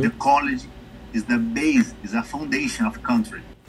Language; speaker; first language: English; non-native, learner; Portuguese